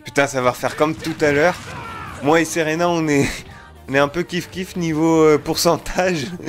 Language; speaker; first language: French; native; French